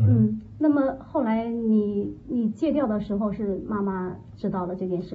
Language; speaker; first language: Chinese; native; Chinese